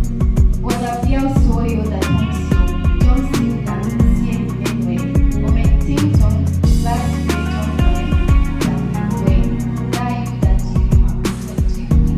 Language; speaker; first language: Chinese; non-native, learner; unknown